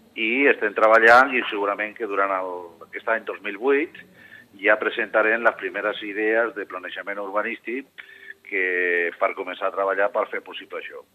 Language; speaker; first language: Catalan; non-native, local second language; Spanish